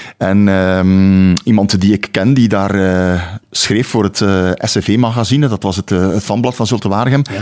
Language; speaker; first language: Dutch; native; Dutch